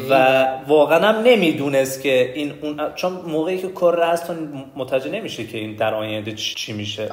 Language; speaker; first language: Persian; non-native, local second language; Turkmen